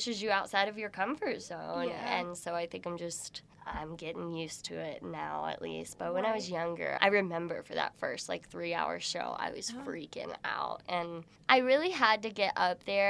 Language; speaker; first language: English; native; English